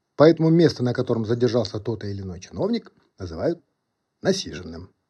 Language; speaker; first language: Russian; non-native, local second language; Kazakh